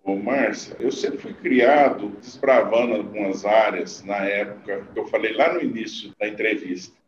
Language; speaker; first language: Portuguese; native; Portuguese